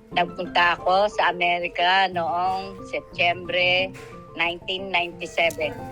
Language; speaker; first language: Filipino; native; Filipino